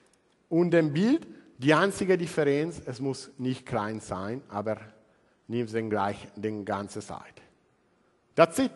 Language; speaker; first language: German; non-native, learner; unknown